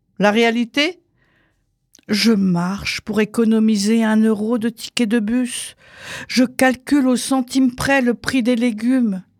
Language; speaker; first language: French; non-native, fluent; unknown